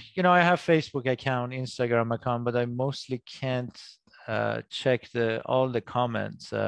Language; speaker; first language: English; non-native, fluent; Persian